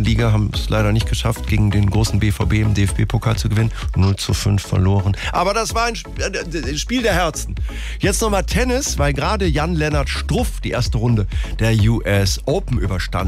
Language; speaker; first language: German; native; German